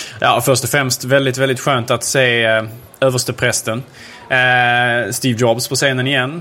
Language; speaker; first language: Swedish; native; Swedish